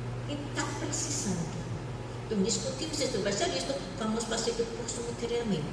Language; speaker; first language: Portuguese; non-native, fluent; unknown